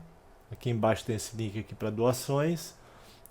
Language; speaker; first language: Portuguese; native; Portuguese